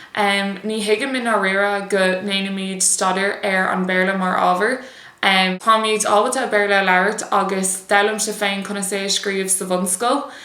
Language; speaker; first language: Irish; non-native, local second language; English